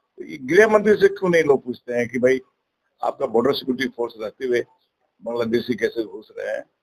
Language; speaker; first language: Hindi; native; Hindi